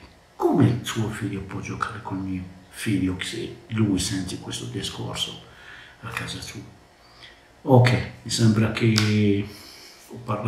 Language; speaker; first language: Italian; non-native, learner; Arabic